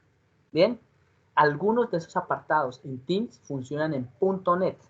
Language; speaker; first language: Spanish; native; Spanish